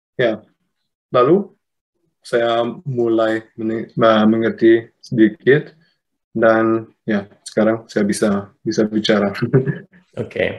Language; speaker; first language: Indonesian; non-native, fluent; Luxembourgish